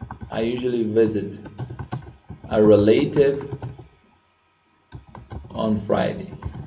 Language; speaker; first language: English; non-native, fluent; Persian